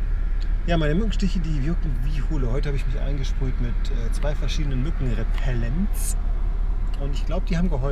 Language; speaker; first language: German; native; German